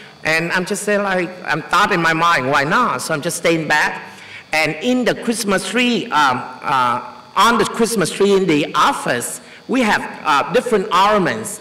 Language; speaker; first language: English; non-native, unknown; Vietnamese